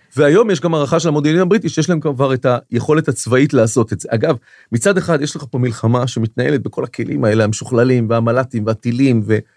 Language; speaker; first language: Hebrew; native; Hebrew